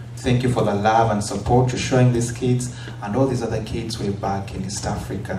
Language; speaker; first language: English; native; English